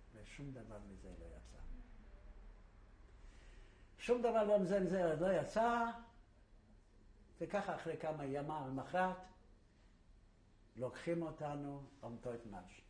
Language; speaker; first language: Hebrew; non-native, fluent; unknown